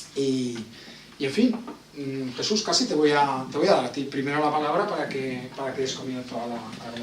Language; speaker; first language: Spanish; native; Spanish